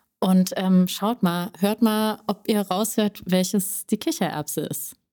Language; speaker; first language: German; native; German